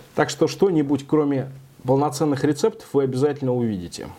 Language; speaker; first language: Russian; native; Russian